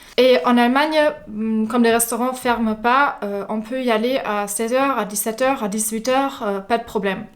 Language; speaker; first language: French; non-native, fluent; German